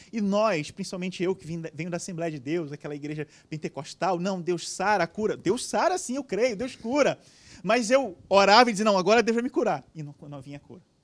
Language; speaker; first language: Portuguese; native; Portuguese